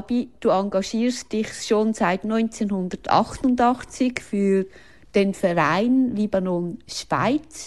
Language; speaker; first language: German; native; German